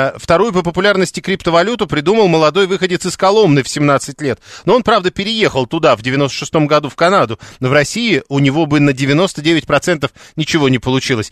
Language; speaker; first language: Russian; native; Russian